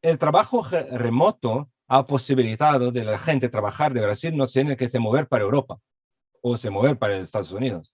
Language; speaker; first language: Spanish; non-native, fluent; Portuguese